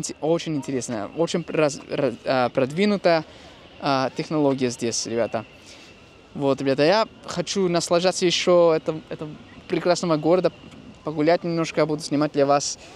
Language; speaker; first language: Russian; non-native, fluent; English